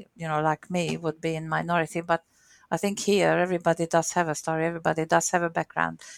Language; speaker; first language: English; non-native, fluent; Hungarian